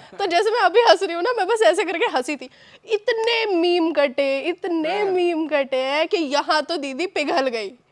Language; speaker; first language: Hindi; native; Hindi